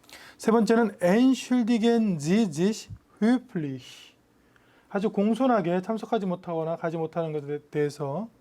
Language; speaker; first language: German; non-native, fluent; Korean